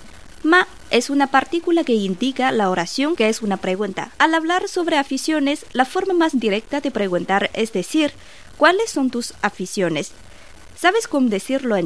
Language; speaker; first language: Spanish; non-native, fluent; Chinese